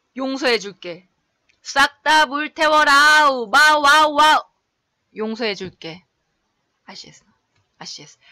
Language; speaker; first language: Korean; native; Korean